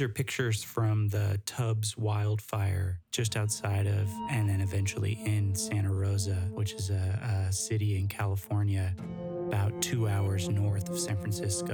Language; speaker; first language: English; native; English